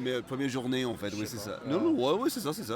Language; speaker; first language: French; non-native, fluent; Malay